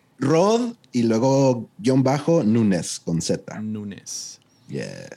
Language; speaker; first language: Spanish; early bilingual, heritage; Spanish